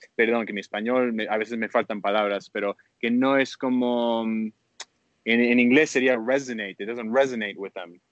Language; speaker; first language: Spanish; early bilingual, heritage; Spanish